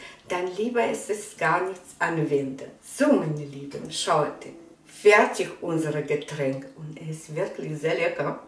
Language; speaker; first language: German; non-native, fluent; Russian